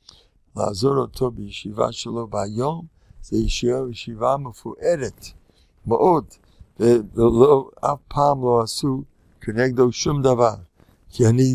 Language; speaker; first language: Hebrew; non-native, fluent; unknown